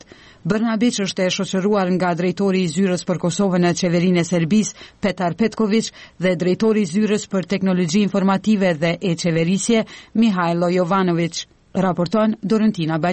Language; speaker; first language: Albanian; native; Albanian